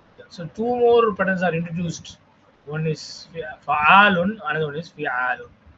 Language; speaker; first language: English; non-native, local second language; Tamil